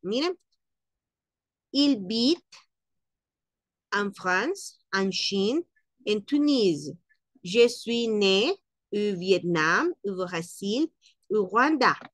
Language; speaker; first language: French; non-native, learner; Spanish